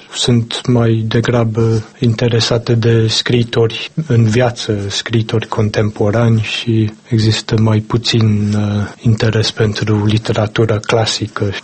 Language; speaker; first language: Romanian; non-native, fluent; English